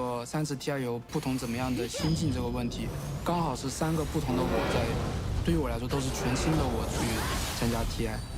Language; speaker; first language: Chinese; native; Chinese